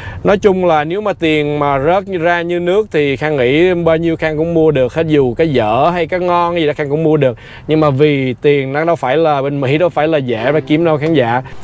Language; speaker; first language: Vietnamese; early bilingual, heritage; Vietnamese